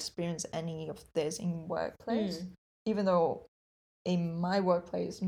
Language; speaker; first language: English; non-native, fluent; Chinese